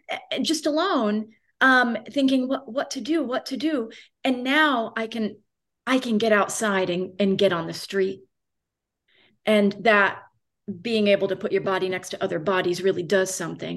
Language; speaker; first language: English; native; English